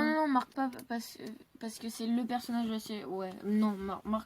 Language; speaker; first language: French; native; French